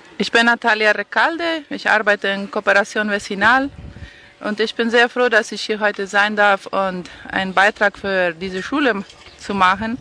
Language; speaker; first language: German; non-native, fluent; Spanish